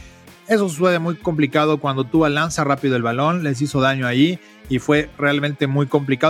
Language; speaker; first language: Spanish; native; Spanish